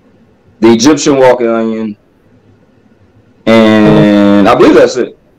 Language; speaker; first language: English; native; English